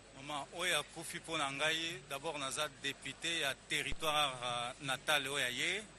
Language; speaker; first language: Lingala; non-native, local second language; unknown